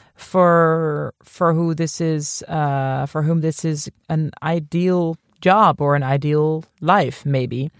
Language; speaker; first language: English; non-native, fluent; Dutch